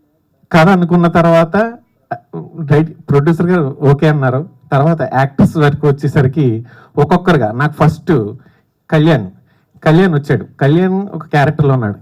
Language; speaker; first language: Telugu; native; Telugu